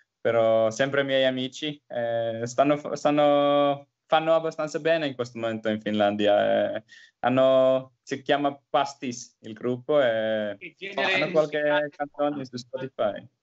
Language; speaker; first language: Italian; non-native, learner; Finnish